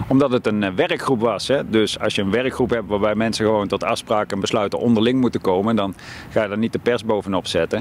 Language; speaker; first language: Dutch; native; Dutch